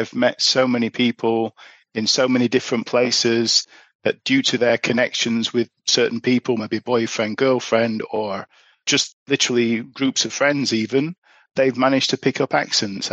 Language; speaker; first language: English; native; English